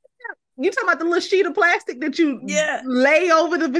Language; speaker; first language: English; native; English